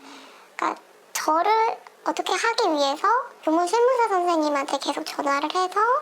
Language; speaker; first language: Korean; native; Korean